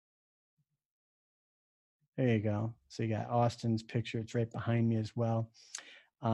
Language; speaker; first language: English; native; English